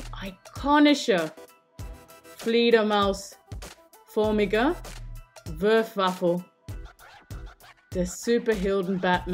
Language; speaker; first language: German; non-native, fluent; English